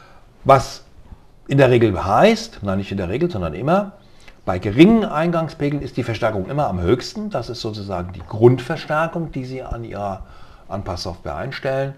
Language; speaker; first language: German; native; German